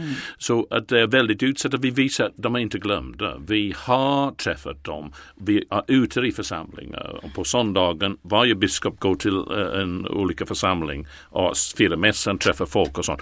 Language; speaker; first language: Swedish; non-native, fluent; English